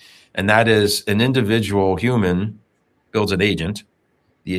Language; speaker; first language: English; native; English